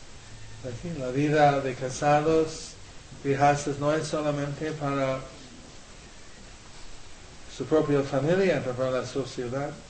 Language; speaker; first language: Spanish; non-native, learner; English